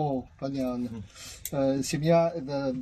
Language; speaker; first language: Russian; non-native, learner; Chinese